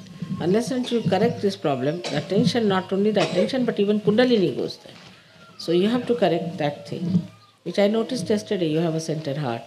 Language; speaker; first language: English; non-native, local second language; Marathi